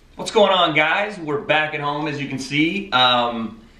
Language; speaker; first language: English; native; English